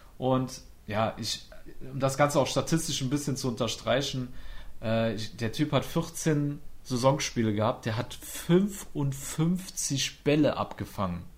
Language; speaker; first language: German; native; German